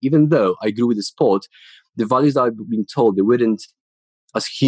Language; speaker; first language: English; non-native, fluent; Polish